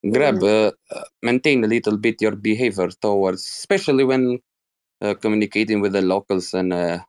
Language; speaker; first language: English; non-native, fluent; Arabic